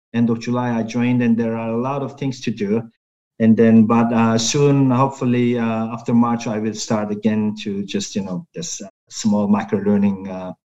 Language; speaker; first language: English; non-native, fluent; Turkish